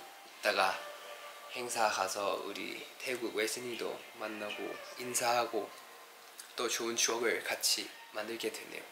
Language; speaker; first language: Korean; non-native, fluent; Thai